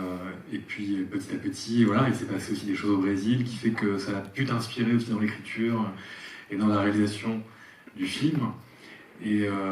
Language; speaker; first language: French; native; French